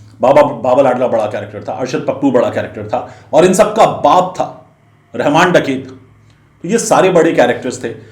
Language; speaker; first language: Urdu; native; Urdu